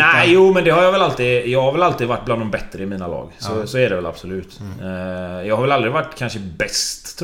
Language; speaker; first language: Swedish; native; Swedish